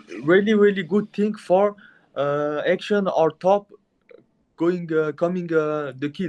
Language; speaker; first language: English; non-native, learner; Mongolian